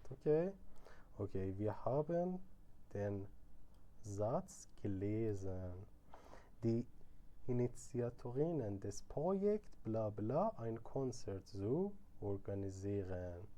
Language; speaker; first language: German; non-native, fluent; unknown